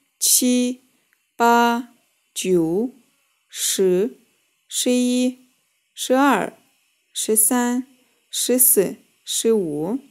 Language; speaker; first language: Chinese; non-native, fluent; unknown